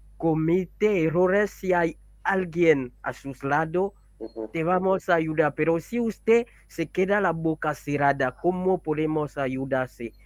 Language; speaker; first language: Spanish; non-native, learner; French